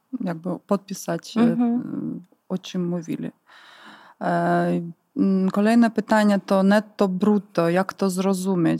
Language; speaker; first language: Polish; non-native, fluent; Ukrainian